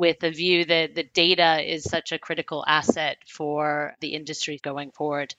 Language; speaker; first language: English; native; English